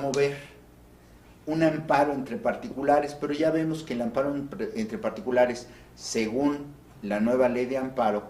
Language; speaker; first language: Spanish; native; Spanish